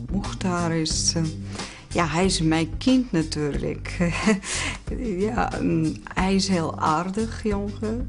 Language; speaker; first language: Dutch; non-native, learner; Azerbaijani